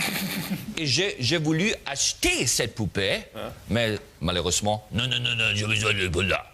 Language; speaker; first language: French; non-native, learner; German